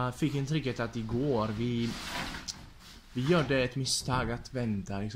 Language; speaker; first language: Swedish; non-native, learner; Italian